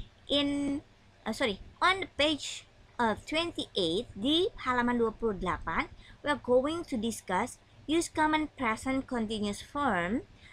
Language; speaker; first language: English; non-native, fluent; Indonesian